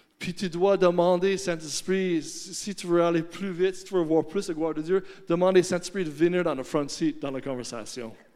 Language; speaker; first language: French; non-native, fluent; English